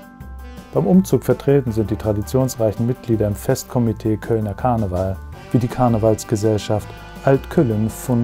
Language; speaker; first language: German; native; German